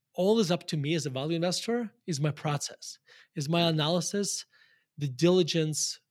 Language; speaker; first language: English; non-native, fluent; Russian